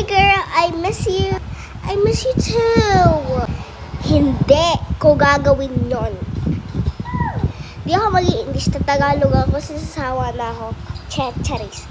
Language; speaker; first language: Filipino; native; Filipino